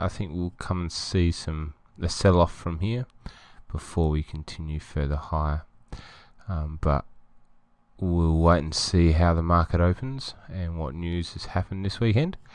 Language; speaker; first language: English; native; English